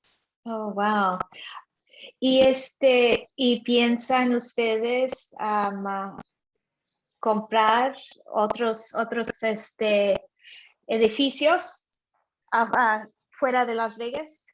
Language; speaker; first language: Spanish; early bilingual, heritage; Spanish